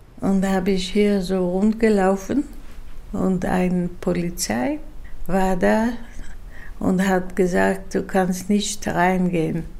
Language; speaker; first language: German; non-native, fluent; Dutch